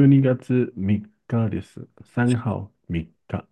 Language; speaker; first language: Japanese; non-native, fluent; Chinese